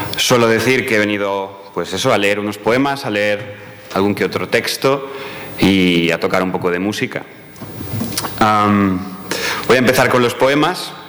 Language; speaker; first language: Spanish; non-native, local second language; Catalan